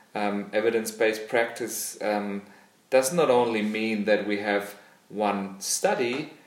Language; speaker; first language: English; non-native, fluent; German